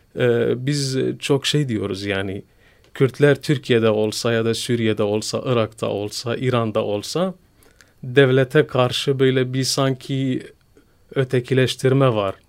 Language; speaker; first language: Turkish; non-native, fluent; Kurdish